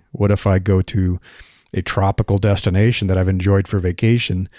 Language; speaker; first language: English; native; English